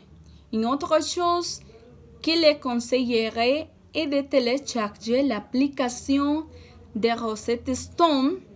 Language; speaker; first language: French; non-native, learner; Spanish